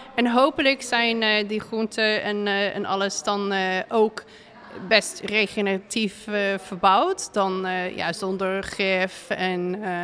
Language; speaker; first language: Dutch; non-native, fluent; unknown